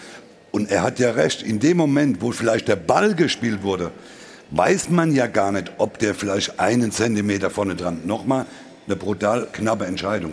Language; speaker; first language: German; native; German